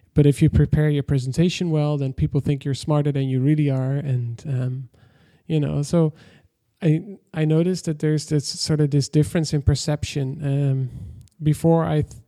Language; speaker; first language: English; non-native, fluent; Dutch